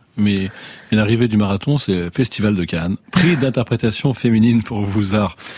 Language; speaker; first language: French; native; French